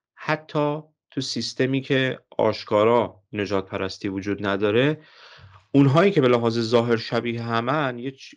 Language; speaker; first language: Persian; native; Persian